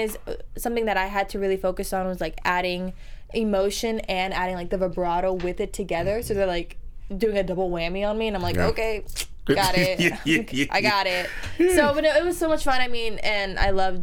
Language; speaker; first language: English; early bilingual, other home language; Spanish